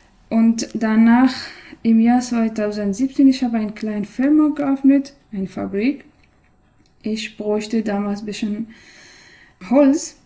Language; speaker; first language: German; non-native, learner; Persian